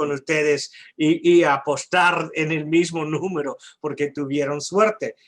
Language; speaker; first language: Spanish; non-native, fluent; English